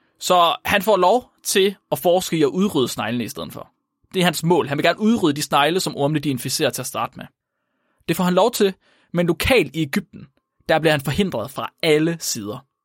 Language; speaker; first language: Danish; native; Danish